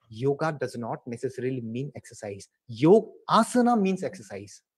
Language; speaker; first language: English; non-native, local second language; Assamese